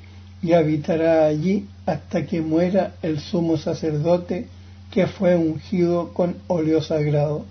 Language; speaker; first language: Spanish; native; Spanish